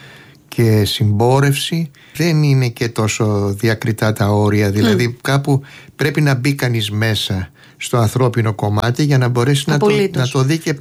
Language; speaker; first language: Greek; native; Greek